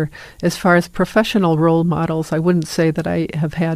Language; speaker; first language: English; native; English